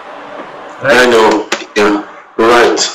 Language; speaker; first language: English; non-native, learner; Portuguese